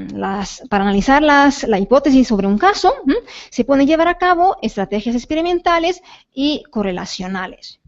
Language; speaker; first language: Spanish; native; Spanish